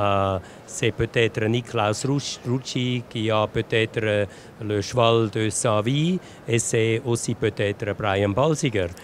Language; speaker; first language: French; non-native, local second language; German